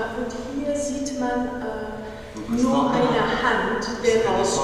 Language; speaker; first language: German; non-native, fluent; Persian